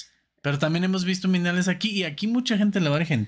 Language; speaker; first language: Spanish; non-native, fluent; German